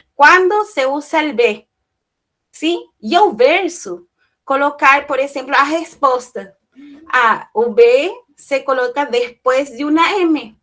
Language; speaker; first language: Portuguese; non-native, fluent; Spanish